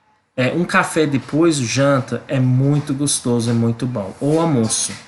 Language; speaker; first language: Portuguese; non-native, learner; English